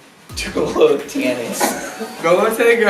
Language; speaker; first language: Spanish; non-native, learner; English